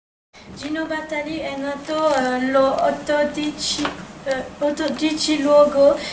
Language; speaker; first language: Italian; non-native, learner; French